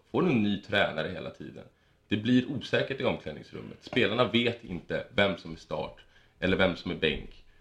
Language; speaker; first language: Swedish; early bilingual, other home language; Spanish